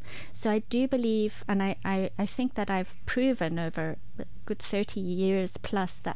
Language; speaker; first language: English; native; English